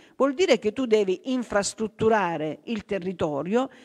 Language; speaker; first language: Italian; native; Italian